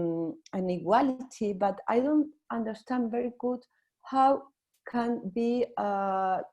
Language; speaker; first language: English; non-native, learner; Spanish